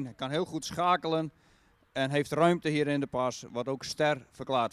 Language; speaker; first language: Dutch; native; Dutch